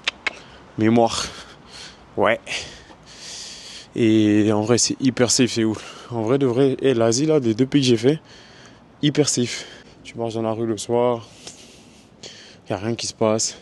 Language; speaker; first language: French; native; French